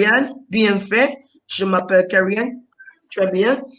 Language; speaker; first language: French; non-native, fluent; English